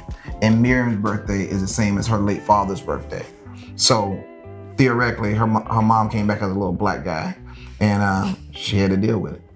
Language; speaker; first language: English; native; English